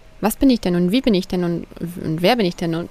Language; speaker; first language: German; native; German